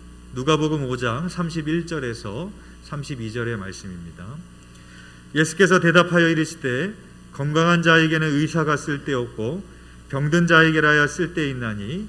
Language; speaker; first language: Korean; native; Korean